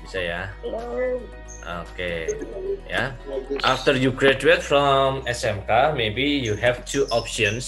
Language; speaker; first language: English; non-native, learner; Indonesian